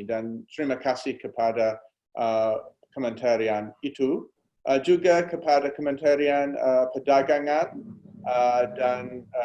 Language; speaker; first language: Indonesian; non-native, fluent; English